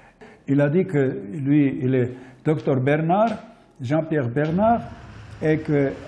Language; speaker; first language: French; non-native, fluent; Armenian